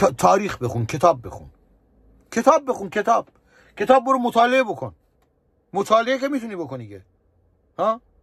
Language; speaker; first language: Persian; native; Persian